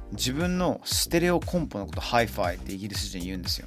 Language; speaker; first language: Japanese; early bilingual, heritage; Japanese